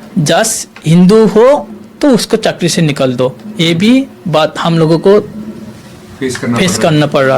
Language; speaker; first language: Hindi; non-native, learner; Bangla